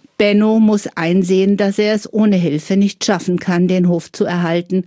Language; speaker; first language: German; native; German